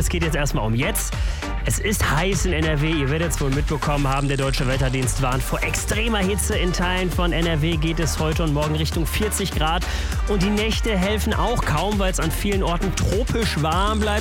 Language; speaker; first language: German; native; German